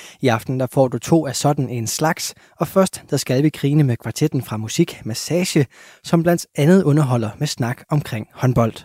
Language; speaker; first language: Danish; native; Danish